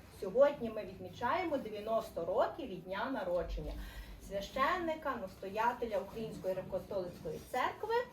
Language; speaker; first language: Ukrainian; native; Ukrainian